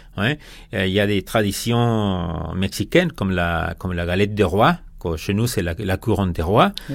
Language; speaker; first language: French; non-native, fluent; Spanish